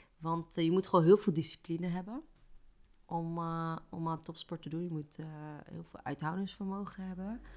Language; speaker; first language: Dutch; native; Dutch